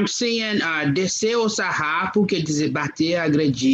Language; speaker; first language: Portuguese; non-native, fluent; English